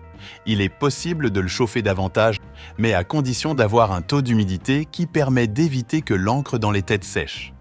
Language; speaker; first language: French; native; French